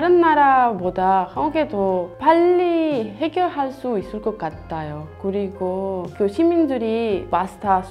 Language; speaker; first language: Korean; non-native, learner; Spanish